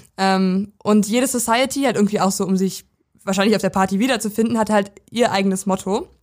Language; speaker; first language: German; native; German